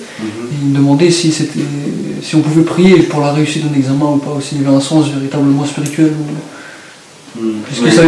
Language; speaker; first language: French; native; French